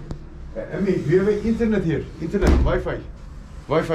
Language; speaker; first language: English; non-native, learner; Turkish